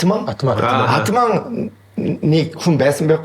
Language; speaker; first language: Mongolian; non-native, fluent; Korean